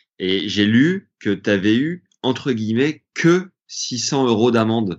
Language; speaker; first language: French; native; French